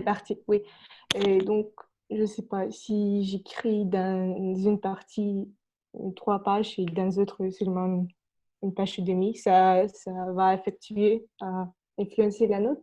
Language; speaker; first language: French; non-native, learner; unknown